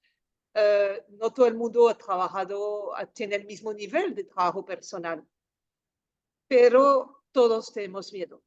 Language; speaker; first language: Spanish; non-native, fluent; French